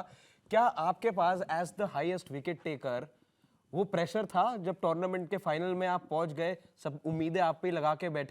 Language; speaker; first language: Hindi; native; Hindi